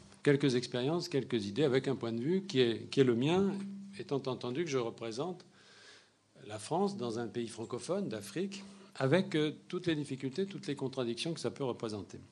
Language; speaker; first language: French; native; French